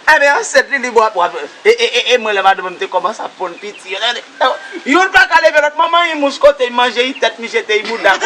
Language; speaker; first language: Haitian Creole; native; Haitian Creole